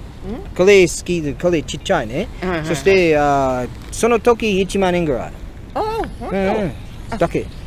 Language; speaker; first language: Japanese; non-native, learner; English